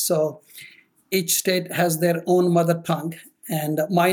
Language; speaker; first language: English; non-native, local second language; Telugu